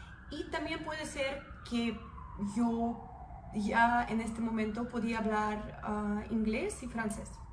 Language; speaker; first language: Spanish; non-native, fluent; Russian